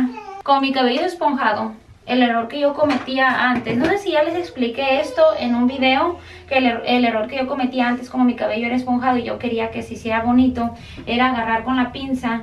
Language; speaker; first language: Spanish; native; Spanish